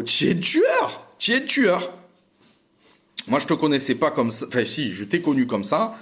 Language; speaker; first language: French; native; French